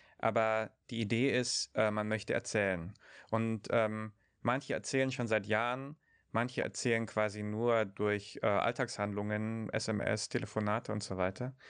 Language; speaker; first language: German; native; German